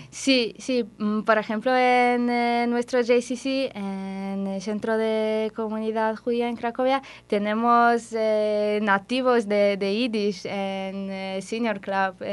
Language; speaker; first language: Spanish; non-native, fluent; Polish